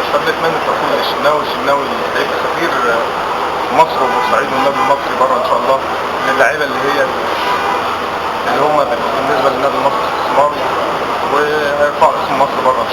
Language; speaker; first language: Arabic; native; Arabic